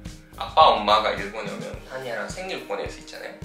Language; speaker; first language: Korean; non-native, fluent; Japanese